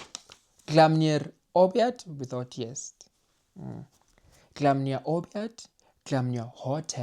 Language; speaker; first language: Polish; non-native, learner; English